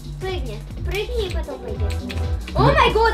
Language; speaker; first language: Russian; early bilingual, heritage; Russian